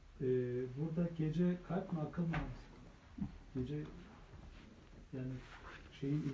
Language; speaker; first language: Turkish; native; Turkish